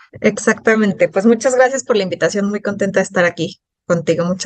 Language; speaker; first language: Spanish; native; Spanish